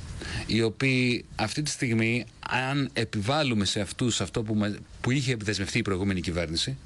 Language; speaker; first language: Greek; native; Greek